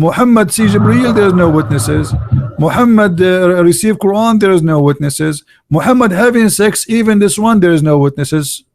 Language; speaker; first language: English; non-native, fluent; Arabic